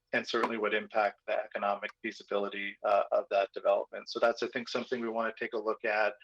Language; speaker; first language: English; native; English